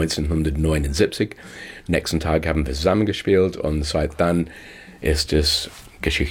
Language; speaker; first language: German; non-native, fluent; English